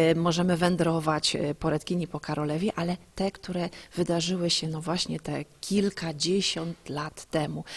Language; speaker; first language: Polish; native; Polish